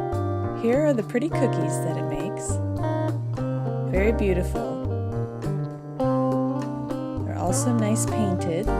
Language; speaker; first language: English; native; English